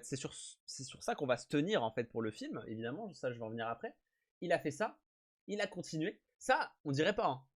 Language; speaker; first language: French; native; French